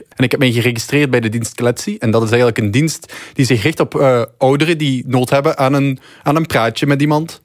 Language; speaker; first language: Dutch; native; Dutch